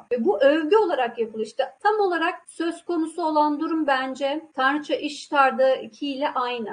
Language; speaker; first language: Turkish; native; Turkish